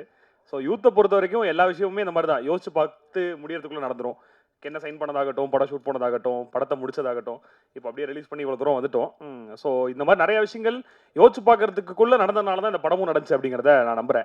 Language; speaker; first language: Tamil; native; Tamil